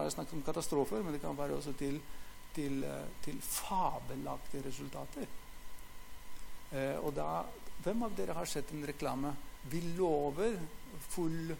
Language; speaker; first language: Norwegian; non-native, fluent; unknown